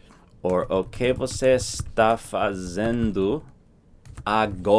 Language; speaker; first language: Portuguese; non-native, fluent; English